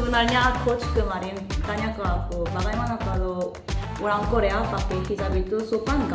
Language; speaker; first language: Indonesian; non-native, fluent; Korean